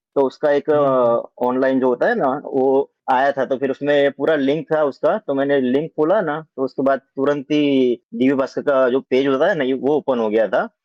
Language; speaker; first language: Hindi; non-native, local second language; Gujarati